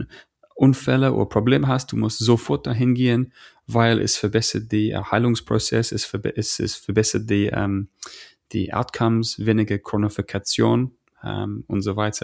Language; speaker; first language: German; non-native, fluent; English